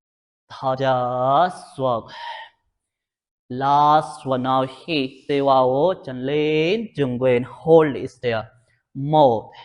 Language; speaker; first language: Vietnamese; non-native, learner; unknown